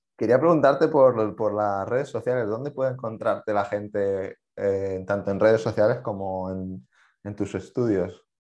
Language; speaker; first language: Spanish; native; Spanish